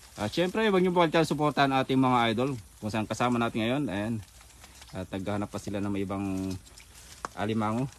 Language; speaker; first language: Filipino; non-native, local second language; Iloko